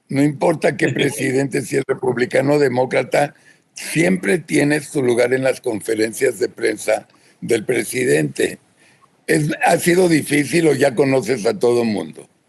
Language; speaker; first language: Spanish; native; Spanish